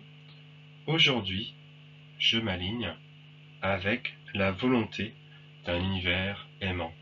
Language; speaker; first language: French; native; French